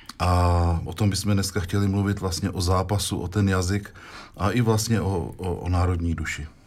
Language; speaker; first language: Czech; native; Czech